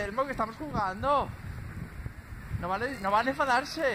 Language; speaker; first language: Spanish; native; Spanish